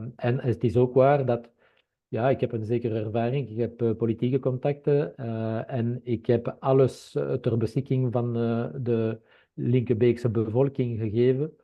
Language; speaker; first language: Dutch; non-native, local second language; French